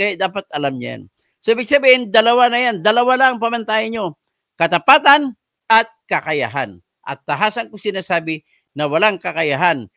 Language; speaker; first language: Filipino; non-native, local second language; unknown